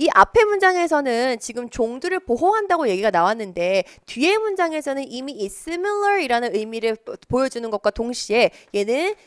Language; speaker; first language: Korean; native; Korean